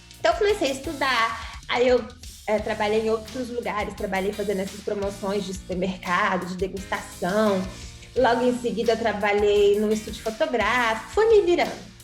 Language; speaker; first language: Portuguese; native; Portuguese